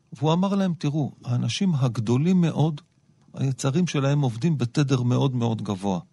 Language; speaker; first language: Hebrew; native; Hebrew